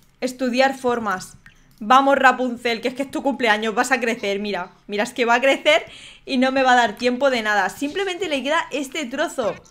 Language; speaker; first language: Spanish; native; Spanish